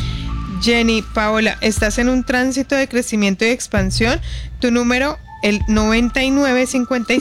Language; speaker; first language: Spanish; native; Spanish